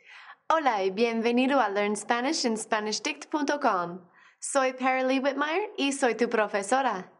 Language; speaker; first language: Spanish; non-native, fluent; English